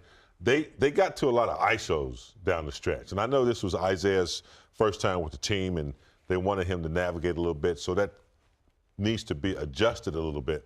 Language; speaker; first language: English; native; English